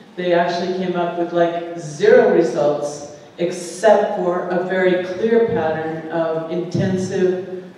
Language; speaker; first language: English; native; English